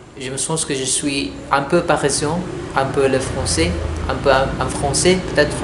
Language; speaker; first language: French; non-native, learner; Indonesian